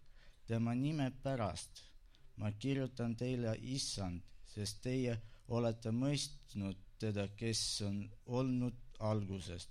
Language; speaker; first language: Estonian; non-native, local second language; Russian